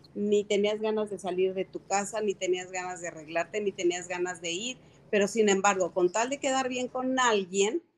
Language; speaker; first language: Spanish; native; Spanish